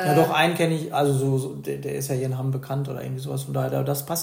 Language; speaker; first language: German; native; German